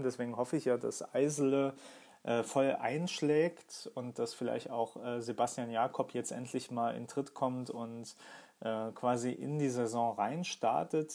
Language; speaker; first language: German; native; German